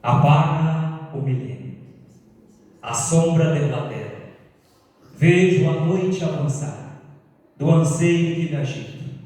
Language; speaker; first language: Portuguese; native; Portuguese